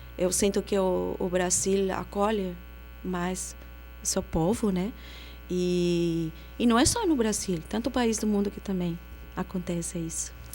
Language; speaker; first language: Portuguese; non-native, fluent; Spanish